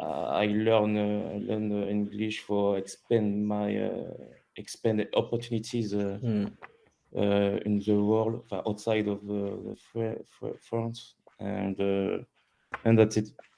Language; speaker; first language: English; non-native, learner; French